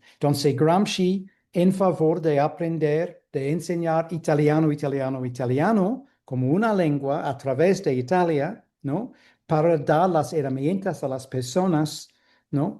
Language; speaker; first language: Spanish; non-native, fluent; English